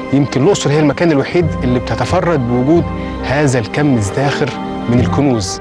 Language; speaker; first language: Arabic; native; Arabic